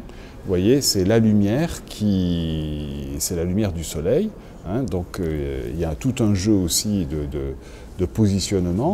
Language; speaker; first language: French; native; French